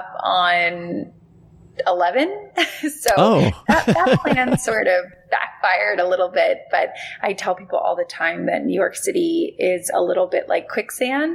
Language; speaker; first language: English; native; English